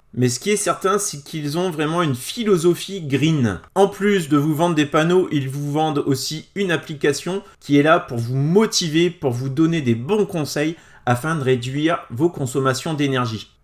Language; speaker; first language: French; native; French